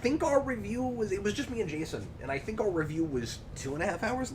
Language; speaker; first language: English; native; English